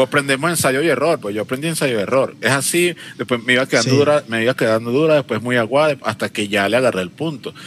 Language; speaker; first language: Spanish; native; Spanish